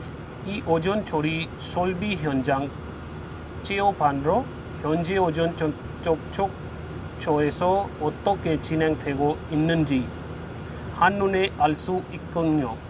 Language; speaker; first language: Korean; non-native, learner; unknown